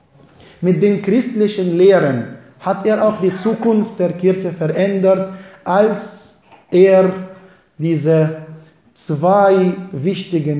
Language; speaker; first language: German; non-native, fluent; Arabic